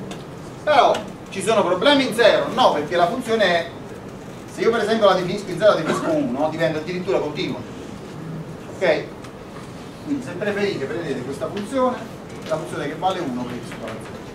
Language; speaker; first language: Italian; native; Italian